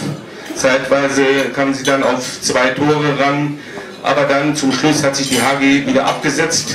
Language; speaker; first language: German; native; German